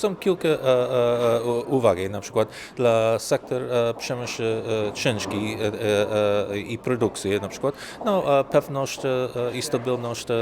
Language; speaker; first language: Polish; non-native, learner; English